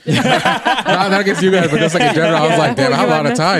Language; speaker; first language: English; early bilingual, other home language; Spanish